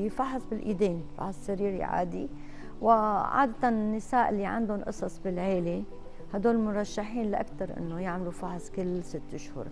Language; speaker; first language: Arabic; native; Arabic